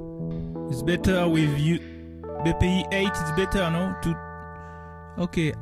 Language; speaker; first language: English; non-native, learner; French